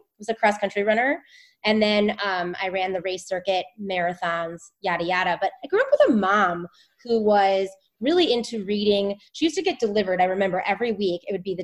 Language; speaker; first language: English; native; English